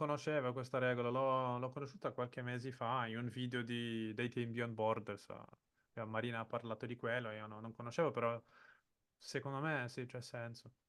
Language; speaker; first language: Italian; non-native, fluent; Portuguese